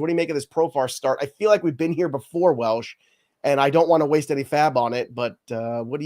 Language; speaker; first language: English; native; English